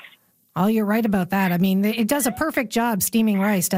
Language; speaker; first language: English; native; English